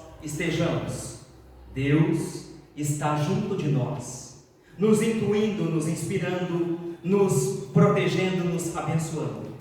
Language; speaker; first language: Portuguese; native; Portuguese